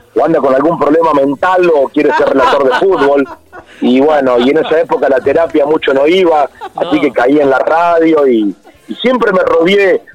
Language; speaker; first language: Spanish; native; Spanish